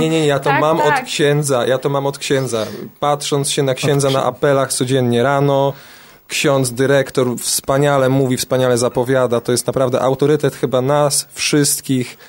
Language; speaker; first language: Polish; native; Polish